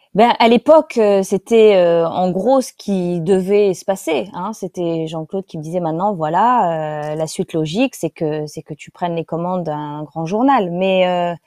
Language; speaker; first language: French; native; French